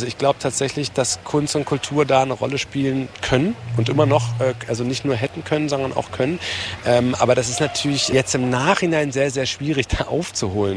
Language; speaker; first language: German; native; German